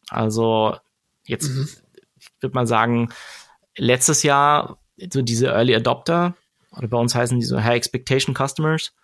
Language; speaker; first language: German; native; German